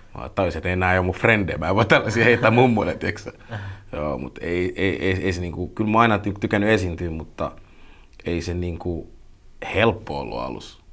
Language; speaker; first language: Finnish; early bilingual, other home language; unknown